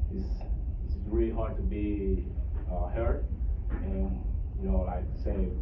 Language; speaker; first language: English; non-native, fluent; Spanish